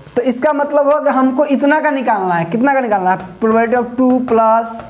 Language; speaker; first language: Hindi; native; Hindi